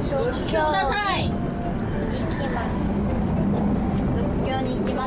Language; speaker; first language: Japanese; non-native, learner; Korean